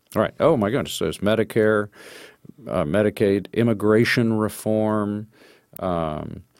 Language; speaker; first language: English; native; English